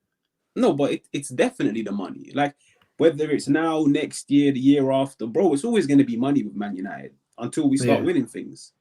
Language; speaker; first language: English; native; English